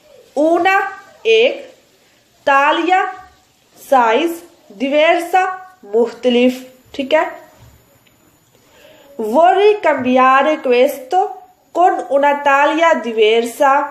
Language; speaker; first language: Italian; non-native, fluent; Urdu